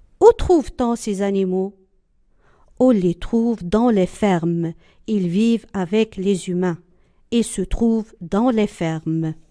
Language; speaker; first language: French; non-native, local second language; Arabic